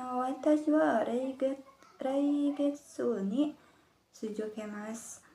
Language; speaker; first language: Japanese; non-native, learner; Indonesian